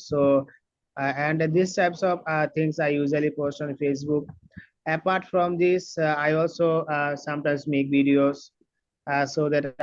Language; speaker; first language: English; non-native, learner; Bangla